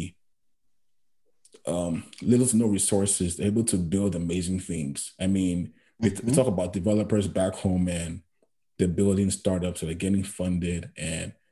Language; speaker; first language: English; non-native, local second language; Yoruba